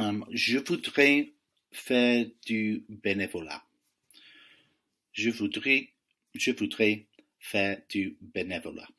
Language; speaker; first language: French; non-native, fluent; English